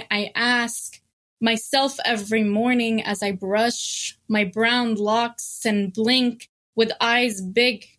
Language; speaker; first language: English; non-native, fluent; Arabic